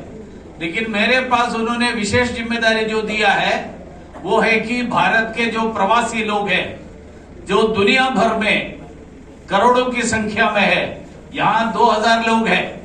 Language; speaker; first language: Hindi; non-native, local second language; Malayalam